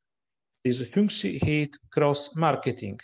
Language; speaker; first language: Dutch; non-native, fluent; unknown